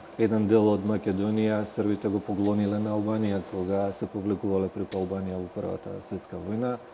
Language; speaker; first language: Macedonian; native; Macedonian